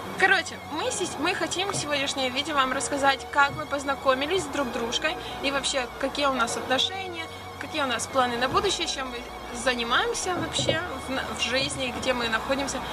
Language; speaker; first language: Russian; native; Russian